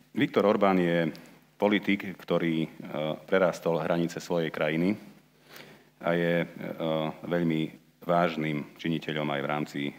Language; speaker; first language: Slovak; non-native, local second language; Hungarian